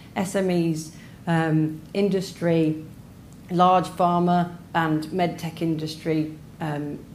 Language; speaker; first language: English; native; English